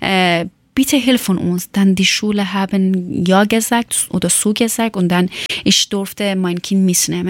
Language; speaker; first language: German; non-native, learner; Persian